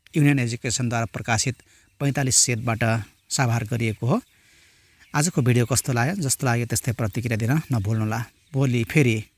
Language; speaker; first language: Nepali; non-native, local second language; Rana Tharu